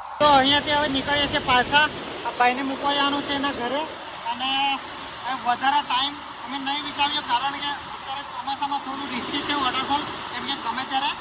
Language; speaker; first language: Gujarati; native; Gujarati